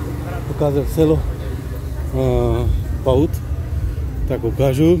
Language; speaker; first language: Czech; non-native, learner; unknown